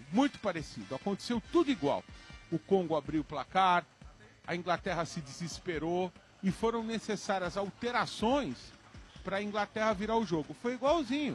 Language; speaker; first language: Portuguese; native; Portuguese